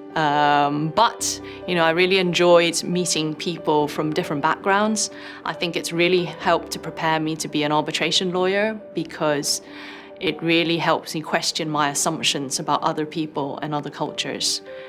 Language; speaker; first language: English; early bilingual, other home language; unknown